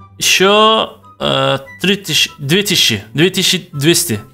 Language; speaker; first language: Russian; non-native, local second language; Uzbek